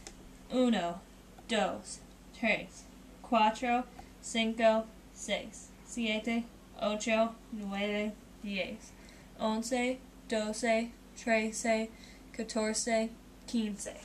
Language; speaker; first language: Spanish; non-native, learner; English